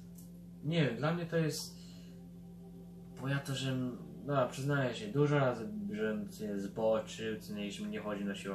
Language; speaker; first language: Polish; early bilingual, heritage; Polish